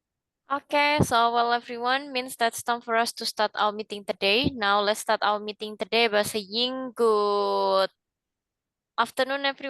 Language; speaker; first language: English; non-native, fluent; Indonesian